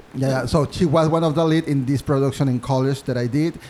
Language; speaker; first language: English; non-native, fluent; Spanish